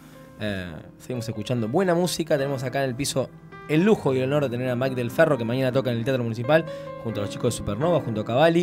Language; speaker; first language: Spanish; native; Spanish